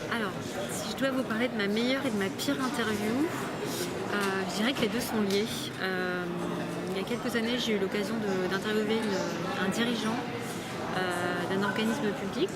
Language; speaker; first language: French; native; French